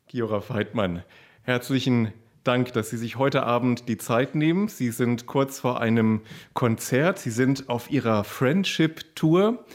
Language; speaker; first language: German; native; German